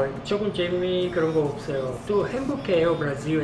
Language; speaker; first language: Korean; non-native, learner; Portuguese